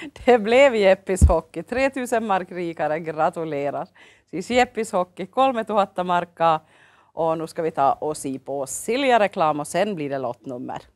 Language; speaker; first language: Swedish; native; Swedish